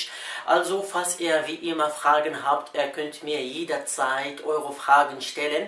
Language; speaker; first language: German; non-native, fluent; Arabic